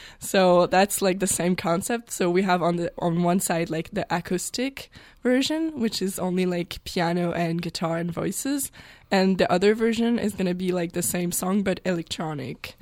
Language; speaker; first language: English; non-native, local second language; French